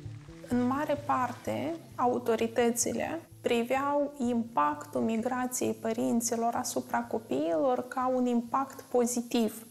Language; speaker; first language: Romanian; native; Romanian